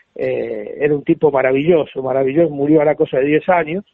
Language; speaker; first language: Spanish; native; Spanish